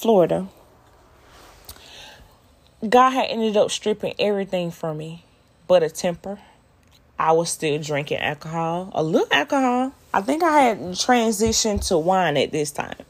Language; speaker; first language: English; native; English